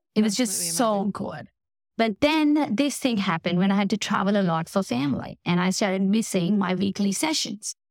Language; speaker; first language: English; non-native, local second language; Gujarati